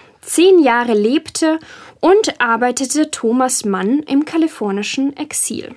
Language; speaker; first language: German; native; German